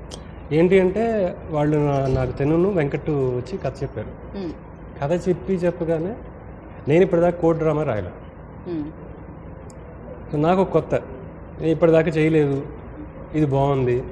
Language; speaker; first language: Telugu; native; Telugu